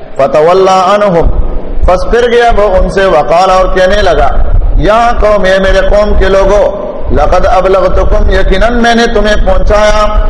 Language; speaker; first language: Urdu; non-native, local second language; Pashto